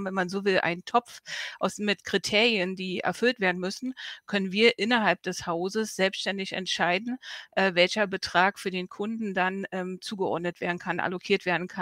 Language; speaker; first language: German; native; German